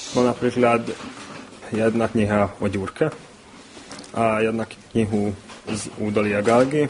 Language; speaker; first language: Slovak; non-native, local second language; Hungarian